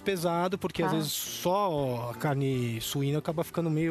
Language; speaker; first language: Portuguese; native; Portuguese